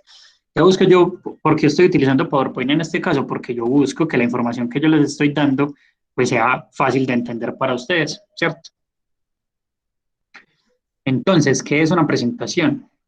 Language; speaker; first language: Spanish; native; Spanish